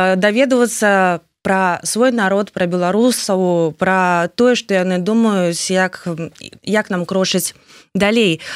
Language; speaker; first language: Belarusian; native; Belarusian